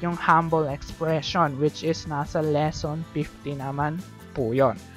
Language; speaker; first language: English; non-native, local second language; Filipino